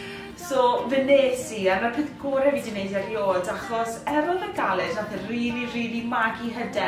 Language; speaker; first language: Welsh; native; Welsh